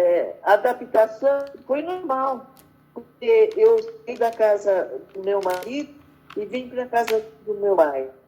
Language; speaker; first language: Portuguese; early bilingual, other home language; Arabic